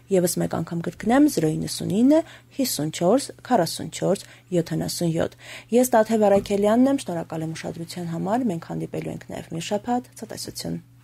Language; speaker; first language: Armenian; native; Armenian